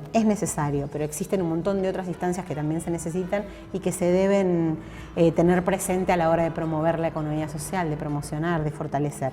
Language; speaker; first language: Spanish; native; Spanish